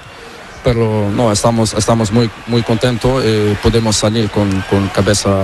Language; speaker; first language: Spanish; non-native, learner; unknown